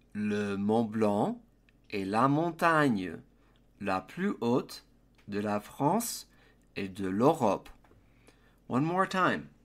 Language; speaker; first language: French; non-native, fluent; English